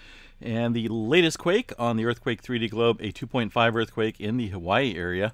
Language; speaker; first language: English; native; English